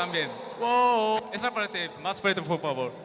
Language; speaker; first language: Spanish; non-native, learner; Korean